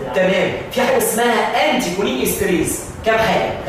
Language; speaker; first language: Arabic; native; Arabic